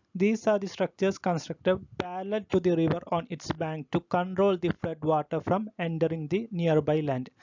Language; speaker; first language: English; non-native, local second language; Malayalam